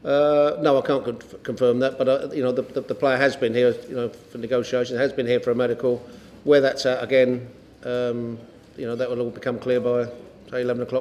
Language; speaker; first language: English; native; English